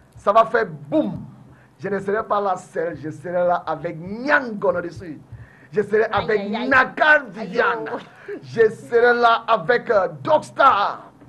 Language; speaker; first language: French; non-native, local second language; English